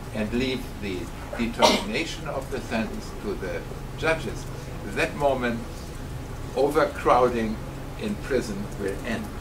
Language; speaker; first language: English; non-native, fluent; German